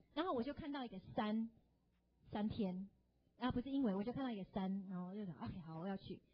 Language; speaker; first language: Chinese; non-native, fluent; English